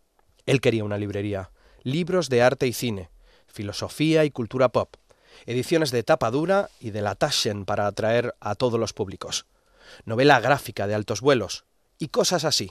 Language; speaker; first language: Spanish; native; Spanish